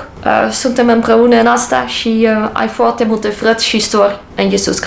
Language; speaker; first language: Romanian; non-native, learner; English